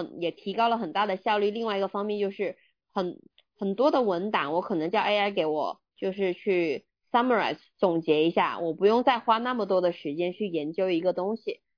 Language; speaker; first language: Chinese; native; Chinese